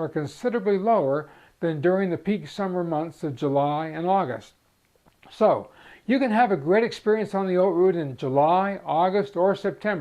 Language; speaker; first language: English; native; English